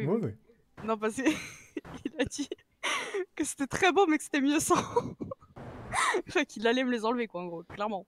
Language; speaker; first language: French; native; French